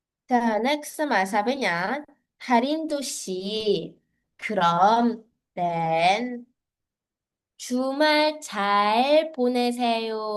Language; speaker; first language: Korean; non-native, fluent; Filipino